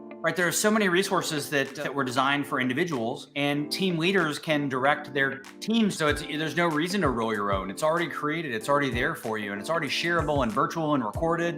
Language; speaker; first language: English; native; English